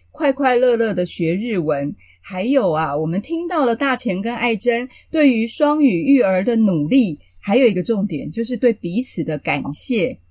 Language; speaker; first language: Chinese; native; Chinese